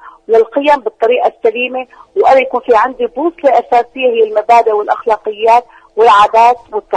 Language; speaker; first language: Arabic; native; Arabic